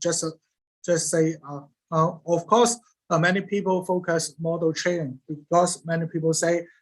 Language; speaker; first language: English; non-native, learner; Cantonese